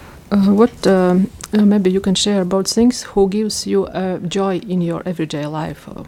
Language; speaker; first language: English; non-native, fluent; Latvian